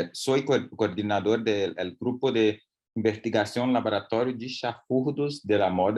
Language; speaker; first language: Spanish; non-native, learner; Portuguese